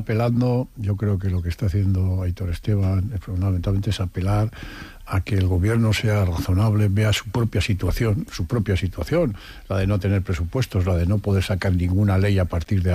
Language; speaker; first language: Spanish; native; Spanish